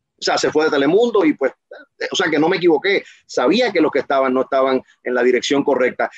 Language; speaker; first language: Spanish; native; Spanish